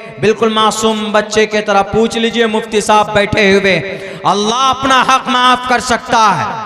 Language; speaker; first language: Hindi; native; Hindi